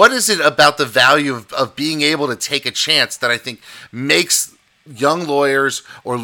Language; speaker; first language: English; native; English